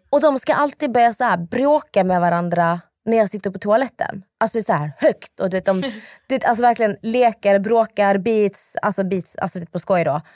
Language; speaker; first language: Swedish; native; Swedish